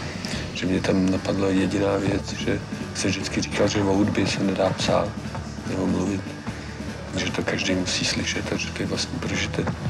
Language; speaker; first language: Czech; non-native, fluent; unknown